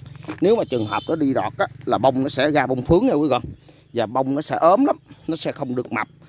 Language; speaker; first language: Vietnamese; native; Vietnamese